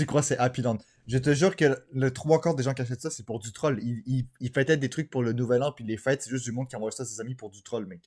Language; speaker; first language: French; native; French